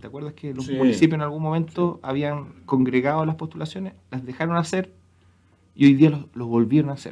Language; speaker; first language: Spanish; native; Spanish